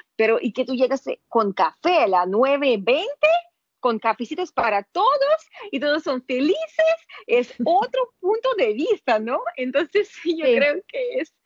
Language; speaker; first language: Spanish; non-native, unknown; Russian